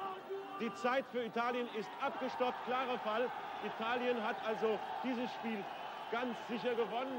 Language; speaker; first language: German; native; German